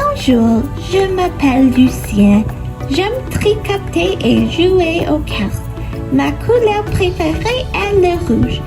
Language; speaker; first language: French; non-native, fluent; English